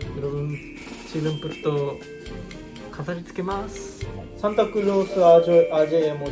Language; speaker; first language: Korean; non-native, learner; Japanese